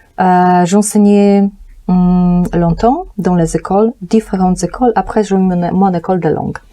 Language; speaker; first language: French; non-native, fluent; Polish